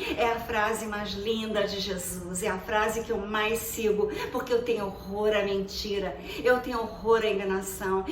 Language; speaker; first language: Portuguese; native; Portuguese